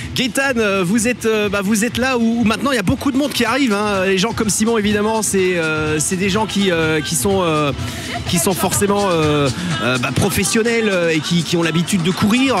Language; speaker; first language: French; native; French